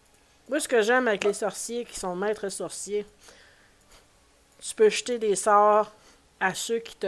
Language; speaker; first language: French; native; French